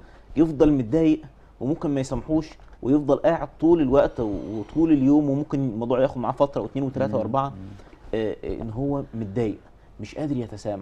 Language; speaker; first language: Arabic; native; Arabic